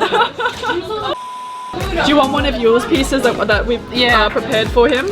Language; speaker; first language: English; native; English